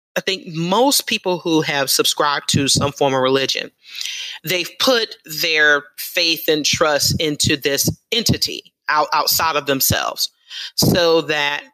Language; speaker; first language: English; native; English